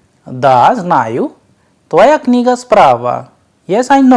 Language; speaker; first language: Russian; non-native, fluent; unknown